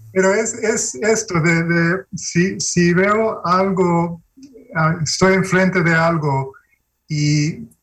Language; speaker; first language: Spanish; early bilingual, heritage; Spanish